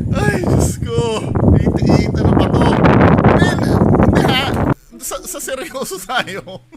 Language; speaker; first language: Filipino; native; Filipino